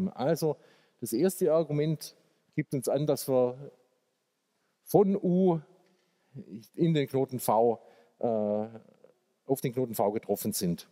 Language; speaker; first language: German; native; German